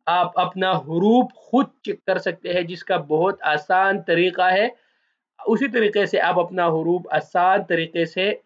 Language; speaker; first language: Urdu; non-native, local second language; Pashto